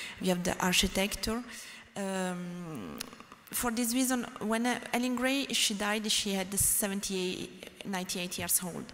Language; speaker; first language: English; non-native, learner; French